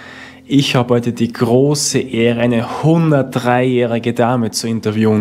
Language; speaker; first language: German; native; German